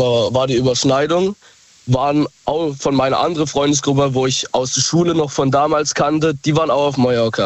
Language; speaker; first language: German; native; German